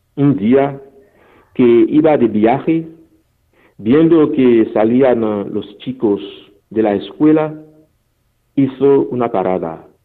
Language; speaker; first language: Spanish; non-native, fluent; Fon